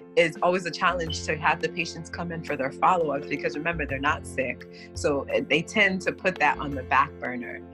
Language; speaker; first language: English; non-native, fluent; Haitian Creole